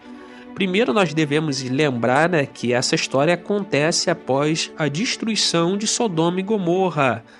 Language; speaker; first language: Portuguese; native; Portuguese